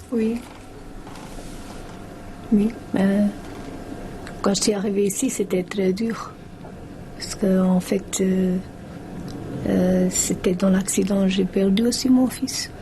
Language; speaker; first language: French; non-native, fluent; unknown